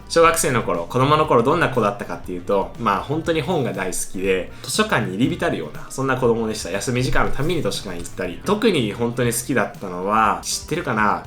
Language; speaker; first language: Japanese; early bilingual, other home language; Chinese